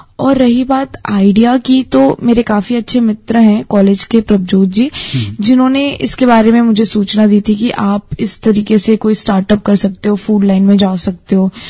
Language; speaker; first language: Hindi; native; Hindi